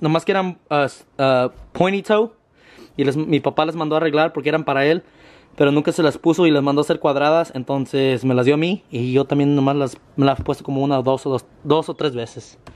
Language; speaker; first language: Spanish; early bilingual, heritage; Spanish